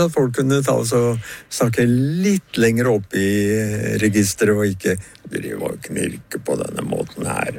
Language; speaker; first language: Norwegian; native; Norwegian